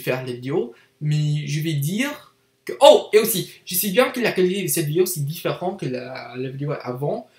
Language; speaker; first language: French; non-native, learner; English